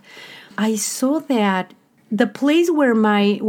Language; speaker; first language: English; non-native, fluent; Spanish